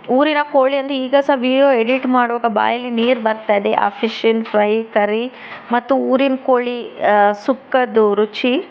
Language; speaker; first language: Kannada; non-native, local second language; Tulu